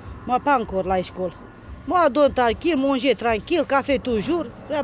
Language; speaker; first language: French; non-native, learner; Romanian